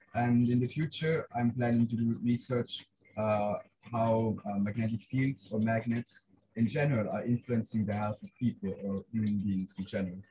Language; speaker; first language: English; non-native, fluent; Swiss German